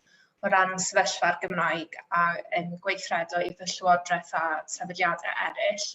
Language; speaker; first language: Welsh; native; Welsh